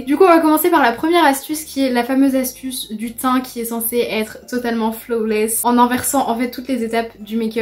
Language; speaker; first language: French; native; French